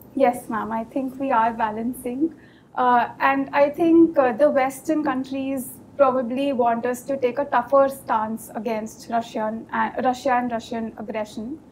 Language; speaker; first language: English; non-native, local second language; Hindi